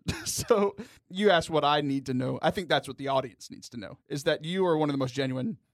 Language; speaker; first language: English; native; English